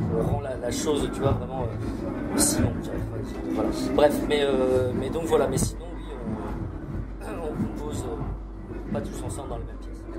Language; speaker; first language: French; native; French